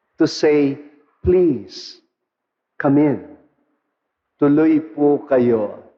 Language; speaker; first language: Filipino; non-native, local second language; Pampanga